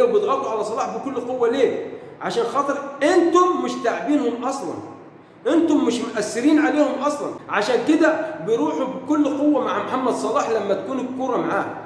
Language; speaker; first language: Arabic; native; Arabic